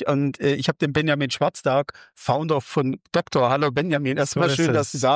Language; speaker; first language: German; native; German